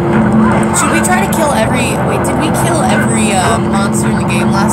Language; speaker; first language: English; native; English